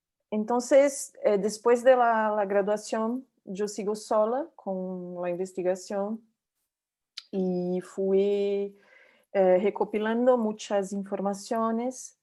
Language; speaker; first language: Spanish; non-native, learner; Portuguese